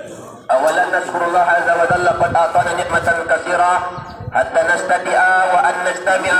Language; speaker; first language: Arabic; non-native, fluent; Indonesian